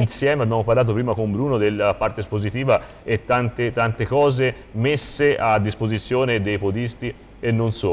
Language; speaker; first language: Italian; native; Italian